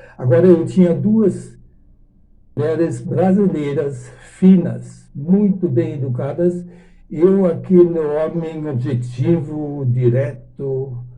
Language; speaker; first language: Portuguese; non-native, fluent; German